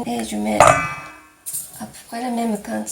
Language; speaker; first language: French; non-native, fluent; Japanese